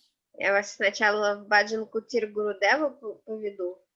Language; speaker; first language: Russian; native; Russian